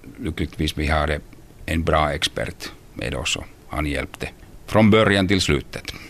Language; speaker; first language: Swedish; non-native, local second language; Finnish